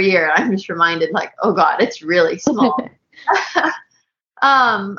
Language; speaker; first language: English; native; English